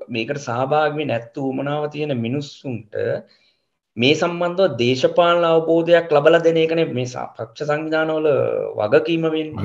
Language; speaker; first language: Sinhala; native; Sinhala